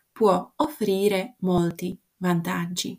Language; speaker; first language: Italian; non-native, fluent; Slovak